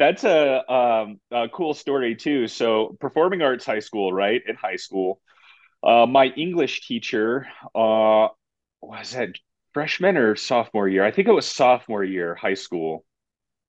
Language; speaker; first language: English; native; English